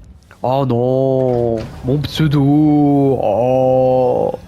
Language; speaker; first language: French; native; French